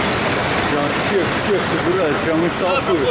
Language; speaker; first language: Russian; native; Russian